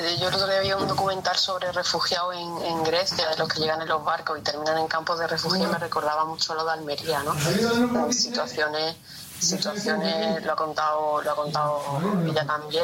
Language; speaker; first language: Spanish; native; Spanish